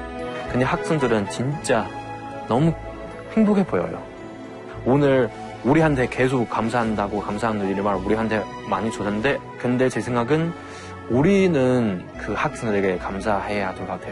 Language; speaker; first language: Korean; non-native, fluent; Chinese